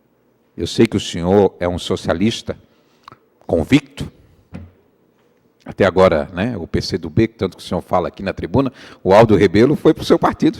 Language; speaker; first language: Portuguese; native; Portuguese